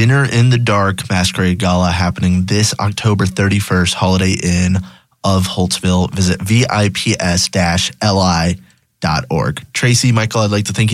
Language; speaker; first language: English; non-native, fluent; Spanish